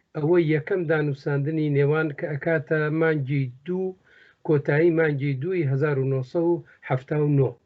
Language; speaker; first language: Central Kurdish; native; Central Kurdish